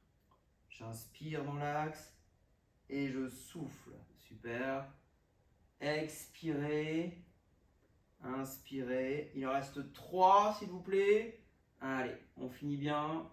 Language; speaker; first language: French; native; French